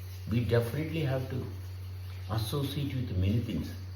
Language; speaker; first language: English; non-native, local second language; Malayalam